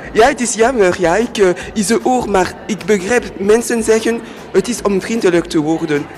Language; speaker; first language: Dutch; non-native, local second language; French